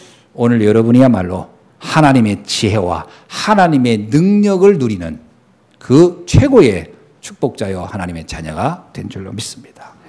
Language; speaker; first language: Korean; native; Korean